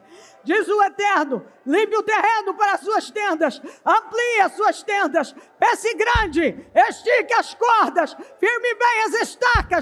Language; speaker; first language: Portuguese; native; Portuguese